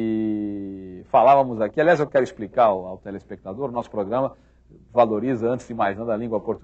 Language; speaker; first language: Portuguese; native; Portuguese